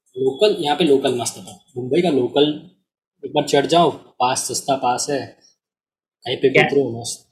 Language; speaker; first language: Hindi; non-native, local second language; Marathi